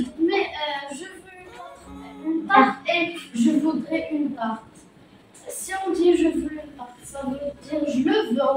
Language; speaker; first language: French; non-native, local second language; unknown